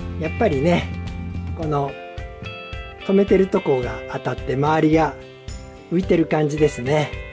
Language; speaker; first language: Japanese; native; Japanese